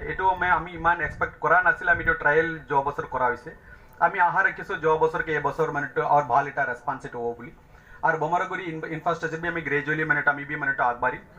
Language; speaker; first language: Assamese; non-native, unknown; Tamil